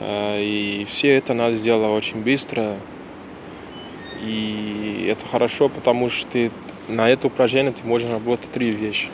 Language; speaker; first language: Russian; non-native, learner; Portuguese